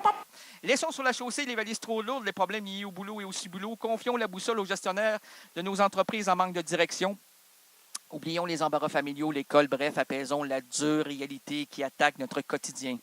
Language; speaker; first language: French; native; French